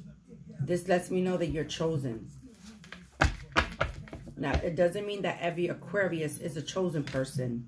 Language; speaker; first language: English; native; English